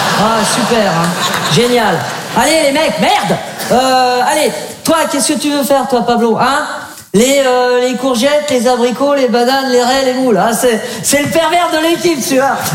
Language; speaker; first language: French; native; French